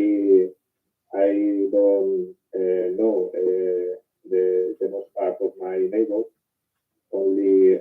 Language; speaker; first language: English; non-native, learner; Spanish